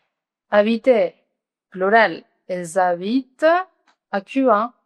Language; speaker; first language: French; non-native, fluent; Spanish